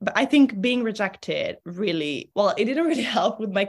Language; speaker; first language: English; non-native, fluent; Italian